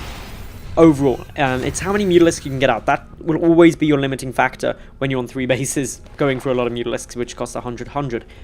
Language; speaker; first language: English; native; English